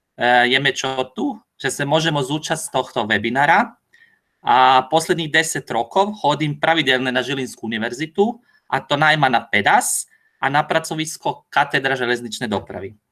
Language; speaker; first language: Slovak; non-native, learner; Croatian